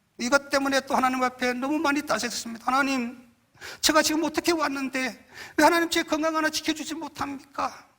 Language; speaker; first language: Korean; native; Korean